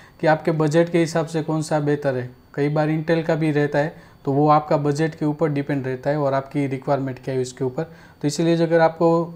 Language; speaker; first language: Hindi; non-native, local second language; Gujarati